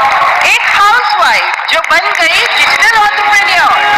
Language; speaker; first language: Hindi; native; Hindi